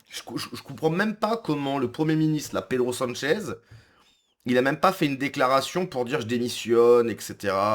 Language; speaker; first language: French; native; French